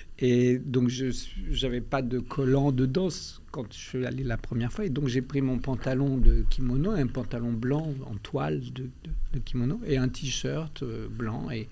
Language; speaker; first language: French; early bilingual, other home language; Albanian